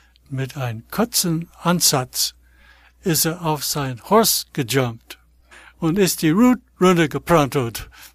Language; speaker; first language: German; early bilingual, heritage; German